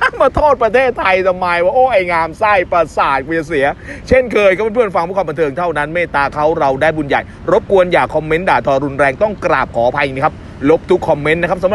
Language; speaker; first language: Thai; native; Thai